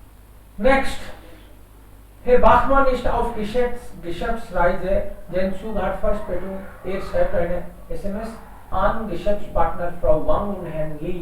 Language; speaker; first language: German; non-native, fluent; Hindi